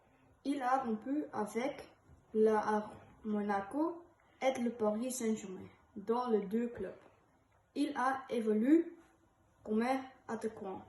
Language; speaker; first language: French; non-native, learner; Dutch